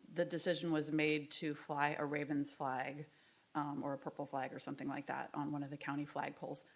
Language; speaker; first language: English; native; English